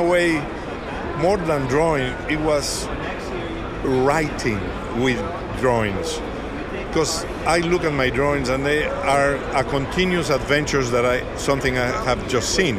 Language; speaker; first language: English; non-native, fluent; Spanish